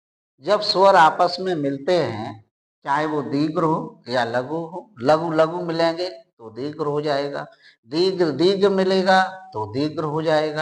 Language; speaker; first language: Hindi; native; Hindi